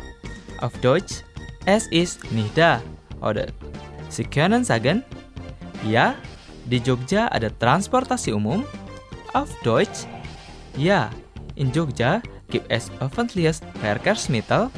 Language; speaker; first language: German; non-native, fluent; Indonesian